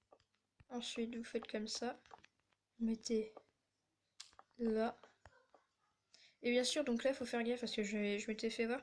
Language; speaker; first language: French; native; French